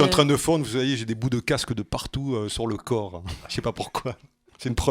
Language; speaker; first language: French; native; French